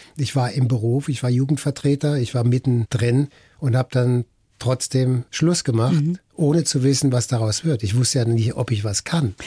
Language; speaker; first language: German; native; German